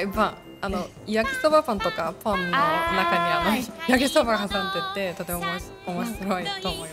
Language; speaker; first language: Japanese; non-native, learner; Chinese